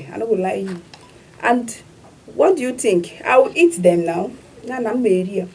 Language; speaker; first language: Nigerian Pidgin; non-native, local second language; Igbo